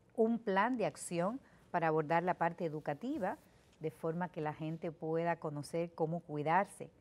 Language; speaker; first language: Spanish; native; Spanish